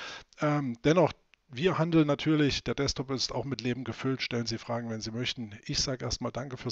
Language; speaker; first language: German; native; German